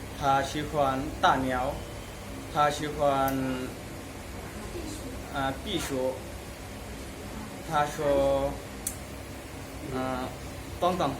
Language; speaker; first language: Chinese; non-native, learner; Bangla